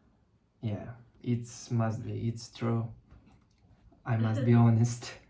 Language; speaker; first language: English; non-native, learner; Russian